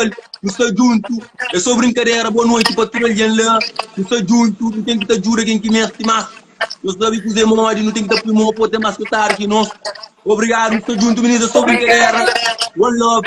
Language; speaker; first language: Portuguese; non-native, learner; Kabuverdianu